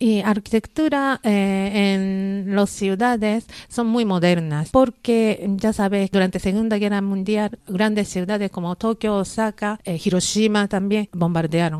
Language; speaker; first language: Spanish; non-native, learner; Japanese